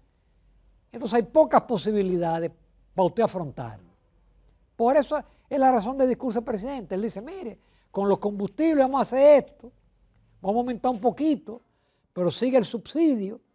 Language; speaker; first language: Spanish; native; Spanish